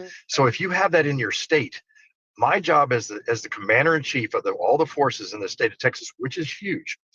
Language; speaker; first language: English; native; English